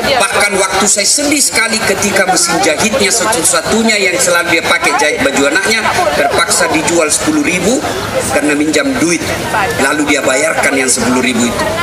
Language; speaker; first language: Indonesian; non-native, local second language; Buginese